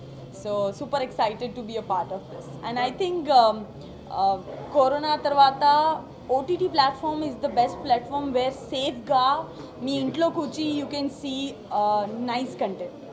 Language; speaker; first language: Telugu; non-native, learner; Gujarati